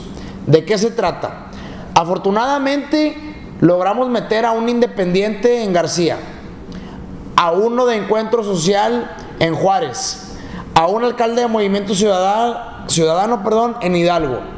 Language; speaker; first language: Spanish; native; Spanish